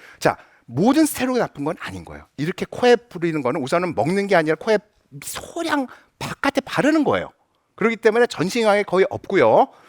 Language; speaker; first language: Korean; native; Korean